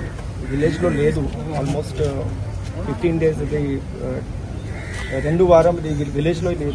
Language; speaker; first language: Telugu; non-native, learner; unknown